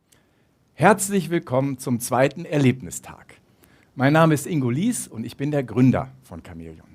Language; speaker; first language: German; native; German